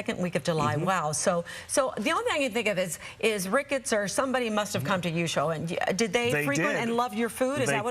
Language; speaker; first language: English; native; English